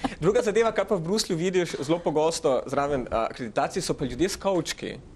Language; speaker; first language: Slovenian; early bilingual, other home language; Macedonian